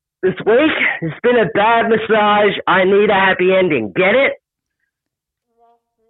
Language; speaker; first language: English; native; English